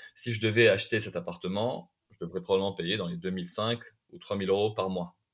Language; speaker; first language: French; non-native, local second language; Arabic